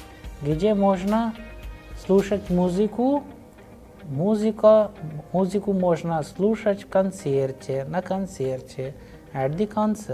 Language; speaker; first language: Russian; non-native, fluent; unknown